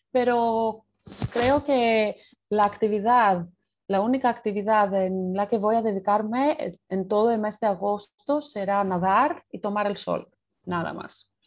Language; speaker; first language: Spanish; non-native, fluent; Greek